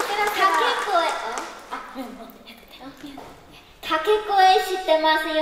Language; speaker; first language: Japanese; non-native, learner; Korean